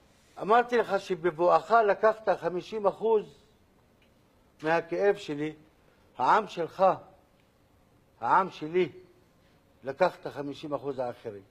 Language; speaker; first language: Hebrew; non-native, local second language; Arabic